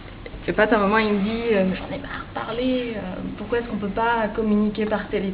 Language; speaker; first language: French; native; French